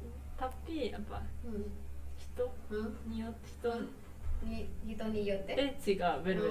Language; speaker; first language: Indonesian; non-native, learner; Japanese